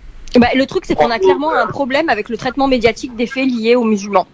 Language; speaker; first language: French; early bilingual, heritage; French